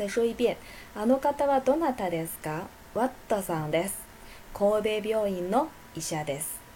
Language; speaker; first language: Japanese; non-native, fluent; Chinese